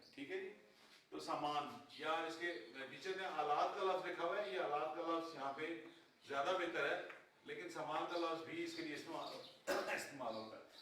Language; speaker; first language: Urdu; non-native, local second language; Punjabi